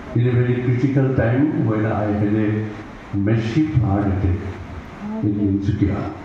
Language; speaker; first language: English; non-native, local second language; Assamese